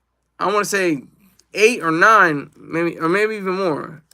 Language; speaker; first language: English; native; English